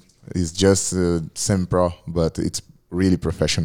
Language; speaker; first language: English; non-native, learner; Portuguese